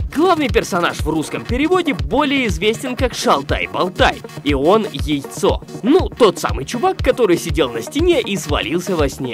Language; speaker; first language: Russian; native; Russian